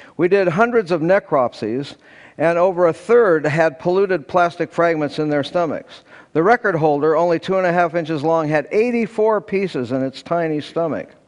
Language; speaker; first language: English; native; English